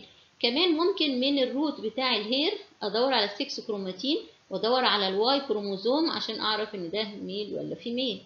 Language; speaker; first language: Arabic; native; Arabic